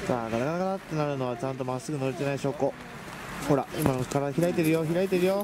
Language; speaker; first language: Japanese; native; Japanese